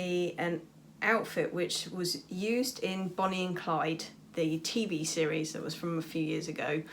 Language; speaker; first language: English; native; English